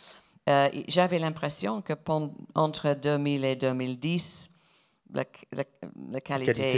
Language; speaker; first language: French; non-native, fluent; English